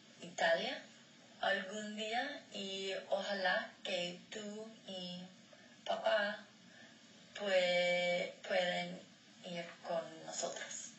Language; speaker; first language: Spanish; non-native, learner; English